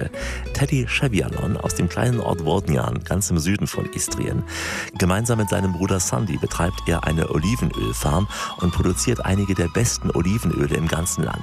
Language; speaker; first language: German; native; German